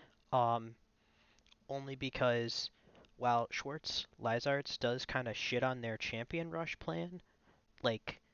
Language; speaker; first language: English; native; English